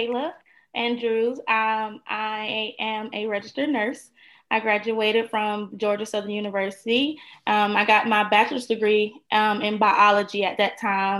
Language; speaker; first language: English; native; English